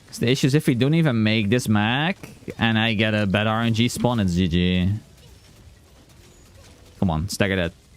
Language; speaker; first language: English; native; English